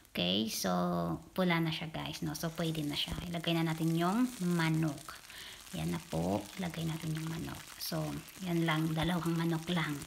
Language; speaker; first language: Filipino; non-native, local second language; Hiligaynon